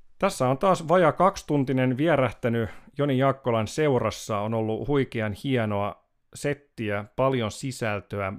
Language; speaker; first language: Finnish; native; Finnish